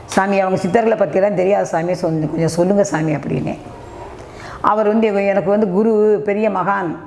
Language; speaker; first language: Tamil; native; Tamil